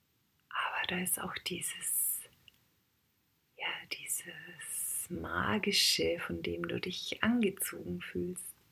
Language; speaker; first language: German; native; German